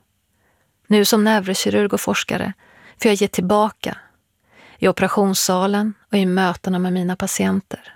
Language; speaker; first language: Swedish; early bilingual, other home language; Persian